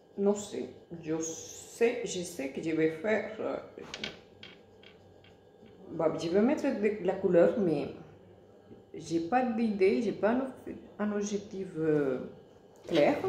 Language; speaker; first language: French; non-native, fluent; Spanish